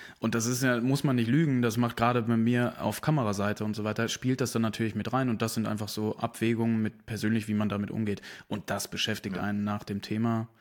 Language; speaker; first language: German; native; German